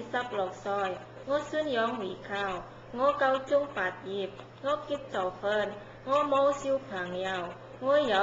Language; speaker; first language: Cantonese; non-native, learner; Indonesian